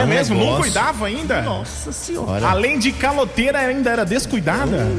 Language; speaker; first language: Portuguese; native; Portuguese